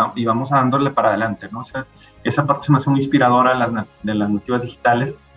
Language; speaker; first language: Spanish; native; Spanish